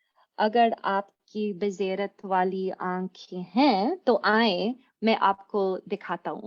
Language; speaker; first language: Hindi; non-native, fluent; English